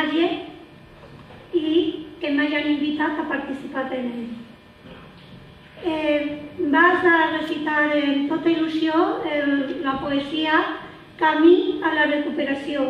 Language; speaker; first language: Catalan; non-native, local second language; Spanish